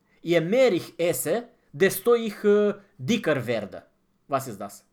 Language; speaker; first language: German; non-native, fluent; Romanian